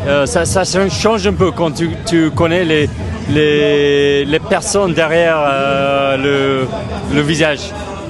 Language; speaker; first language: French; non-native, fluent; English